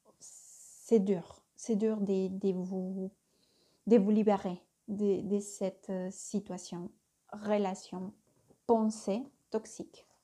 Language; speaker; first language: French; non-native, fluent; Spanish